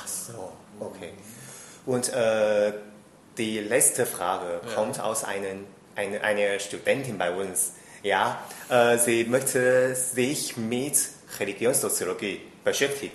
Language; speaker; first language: German; non-native, fluent; Chinese